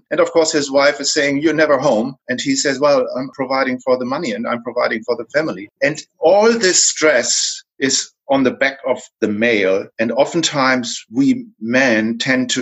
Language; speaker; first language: English; non-native, fluent; German